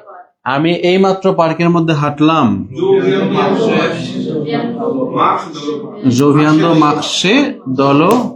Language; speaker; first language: French; non-native, fluent; Bangla